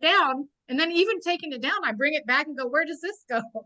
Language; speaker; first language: English; native; English